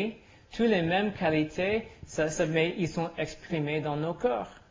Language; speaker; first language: French; non-native, learner; English